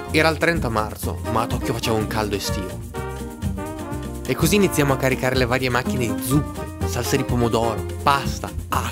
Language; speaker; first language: Italian; native; Italian